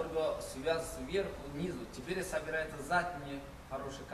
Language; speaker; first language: Russian; non-native, learner; Chinese